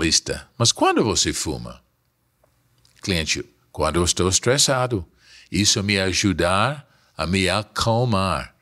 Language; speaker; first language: Portuguese; non-native, fluent; English